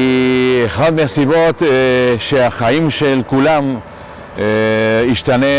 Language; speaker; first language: Hebrew; non-native, fluent; Russian